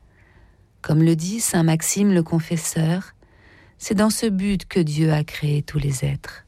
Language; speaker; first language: French; native; French